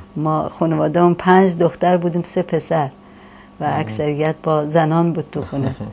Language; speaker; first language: Persian; native; Persian